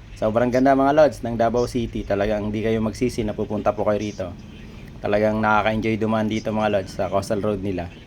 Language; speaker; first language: Filipino; non-native, local second language; Bikol